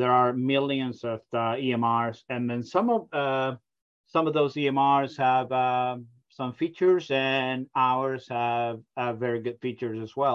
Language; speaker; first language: English; non-native, fluent; Spanish